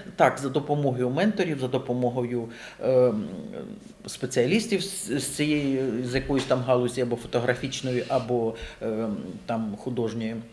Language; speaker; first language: Ukrainian; native; Ukrainian